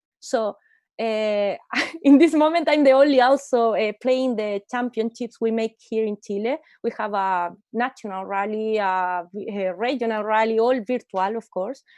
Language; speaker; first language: English; non-native, learner; Spanish